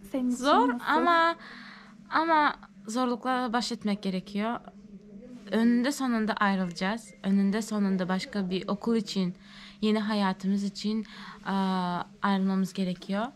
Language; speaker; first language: Turkish; non-native, fluent; Turkmen